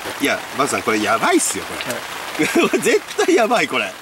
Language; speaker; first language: Japanese; native; Japanese